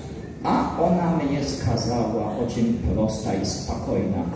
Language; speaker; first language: Russian; non-native, learner; Polish